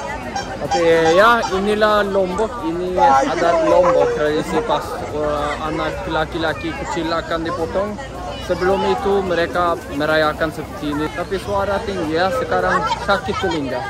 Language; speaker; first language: Indonesian; non-native, fluent; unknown